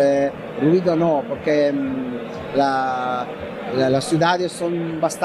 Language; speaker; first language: Spanish; non-native, learner; Italian